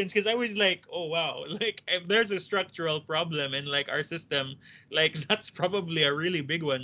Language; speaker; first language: English; non-native, local second language; Cebuano